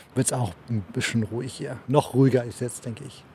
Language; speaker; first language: German; early bilingual, heritage; German